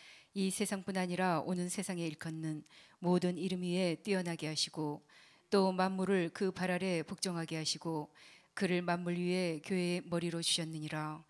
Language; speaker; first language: Korean; native; Korean